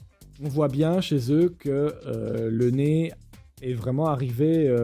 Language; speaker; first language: French; native; French